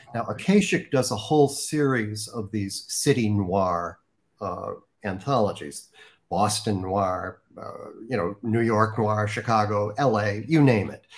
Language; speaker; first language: English; native; English